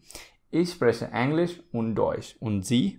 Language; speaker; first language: German; non-native, fluent; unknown